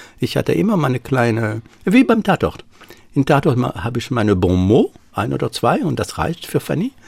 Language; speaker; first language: German; non-native, fluent; French